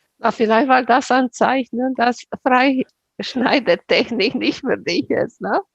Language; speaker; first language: German; non-native, fluent; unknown